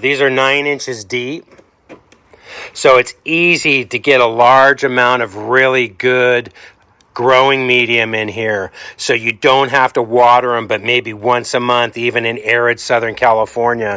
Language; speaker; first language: English; native; English